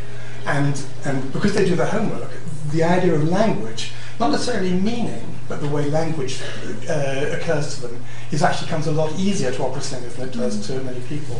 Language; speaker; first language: English; native; English